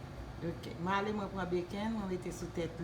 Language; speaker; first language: French; non-native, local second language; Haitian Creole